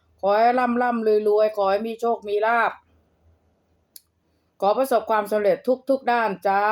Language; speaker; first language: Thai; non-native, local second language; Lao